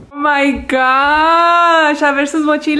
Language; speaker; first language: English; early bilingual, other home language; Spanish